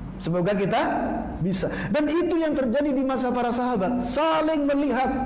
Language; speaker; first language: Malay; non-native, local second language; Javanese